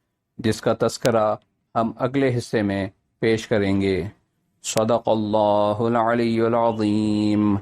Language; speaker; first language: Urdu; native; Urdu